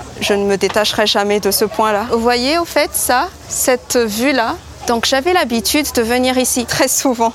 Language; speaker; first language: French; non-native, local second language; Malagasy